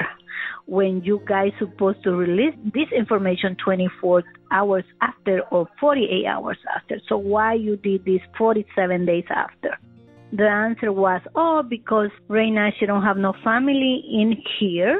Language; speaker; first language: English; non-native, learner; Spanish